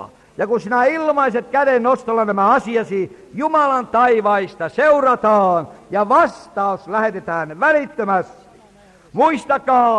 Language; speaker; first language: Finnish; native; Finnish